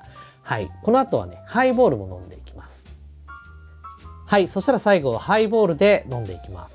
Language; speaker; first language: Japanese; native; Japanese